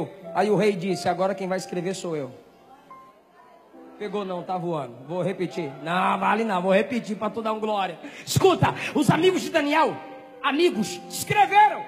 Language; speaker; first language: Portuguese; native; Portuguese